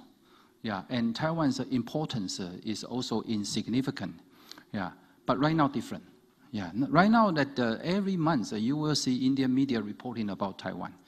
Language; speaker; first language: English; non-native, fluent; Chinese